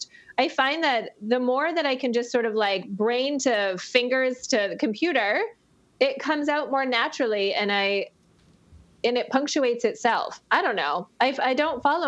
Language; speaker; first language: English; native; English